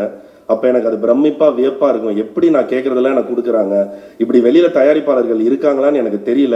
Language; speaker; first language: Tamil; native; Tamil